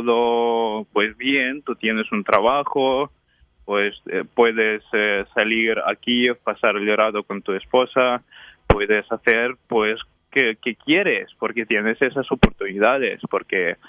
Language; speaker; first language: Spanish; non-native, fluent; Ukrainian